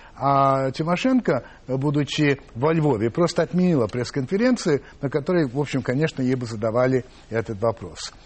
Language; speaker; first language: Russian; non-native, fluent; French